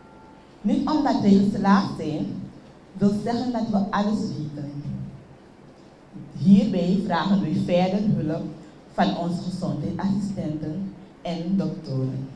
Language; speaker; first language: Dutch; non-native, local second language; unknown